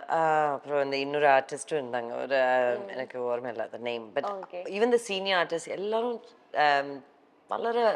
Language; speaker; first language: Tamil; early bilingual, heritage; Tamil